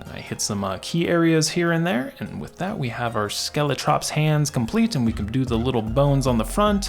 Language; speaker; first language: English; native; English